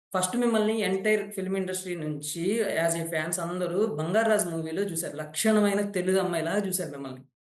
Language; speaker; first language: Telugu; native; Telugu